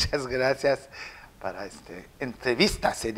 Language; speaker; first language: Spanish; non-native, learner; French